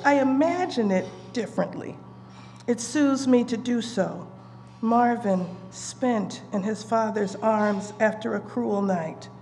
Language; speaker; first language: English; native; English